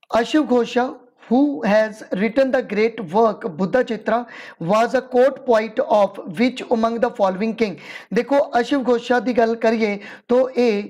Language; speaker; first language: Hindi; non-native, local second language; Punjabi